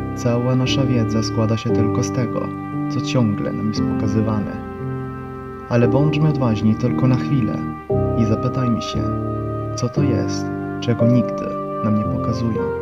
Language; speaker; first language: Polish; non-native, fluent; Croatian